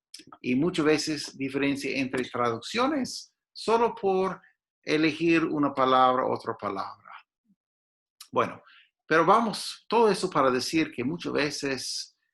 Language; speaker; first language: Spanish; non-native, fluent; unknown